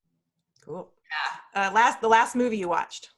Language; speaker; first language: English; native; English